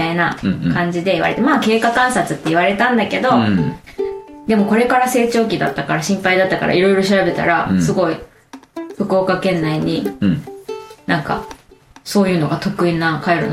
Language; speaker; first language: Japanese; native; Japanese